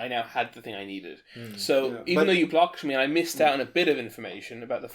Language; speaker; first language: English; native; English